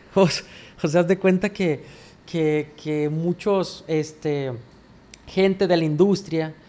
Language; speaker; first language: Spanish; native; Spanish